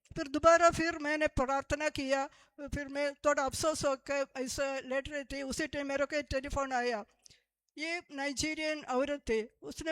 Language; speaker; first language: Hindi; non-native, local second language; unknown